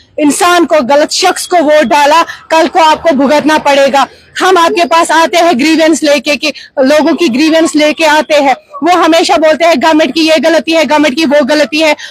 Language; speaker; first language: Hindi; non-native, local second language; Kashmiri